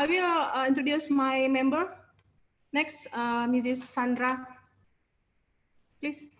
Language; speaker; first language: English; non-native, learner; Indonesian